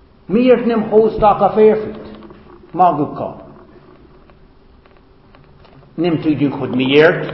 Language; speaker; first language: Hungarian; non-native, fluent; English